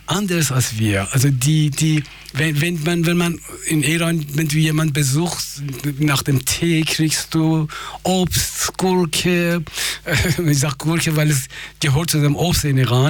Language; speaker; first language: German; non-native, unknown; Persian